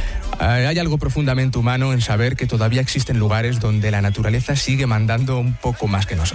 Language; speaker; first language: Spanish; native; Spanish